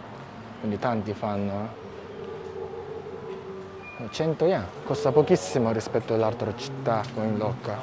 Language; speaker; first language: Italian; non-native, fluent; Japanese